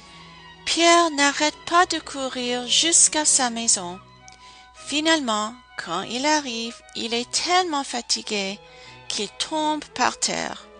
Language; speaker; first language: French; non-native, fluent; English